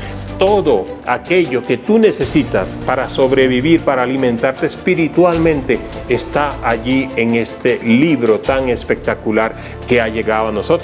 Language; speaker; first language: Spanish; native; Spanish